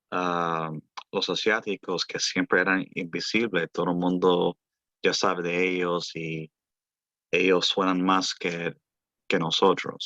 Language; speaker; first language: Spanish; early bilingual, heritage; Spanish